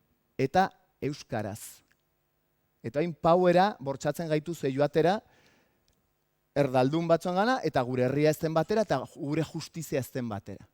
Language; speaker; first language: Basque; native; Basque